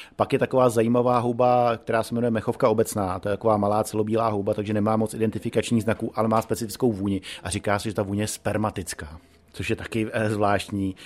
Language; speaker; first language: Czech; native; Czech